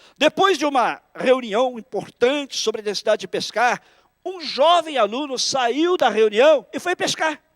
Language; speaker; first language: Portuguese; native; Portuguese